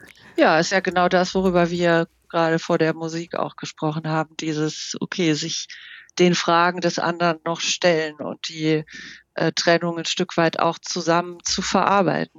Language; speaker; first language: German; native; German